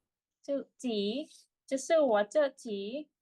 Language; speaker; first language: Chinese; non-native, learner; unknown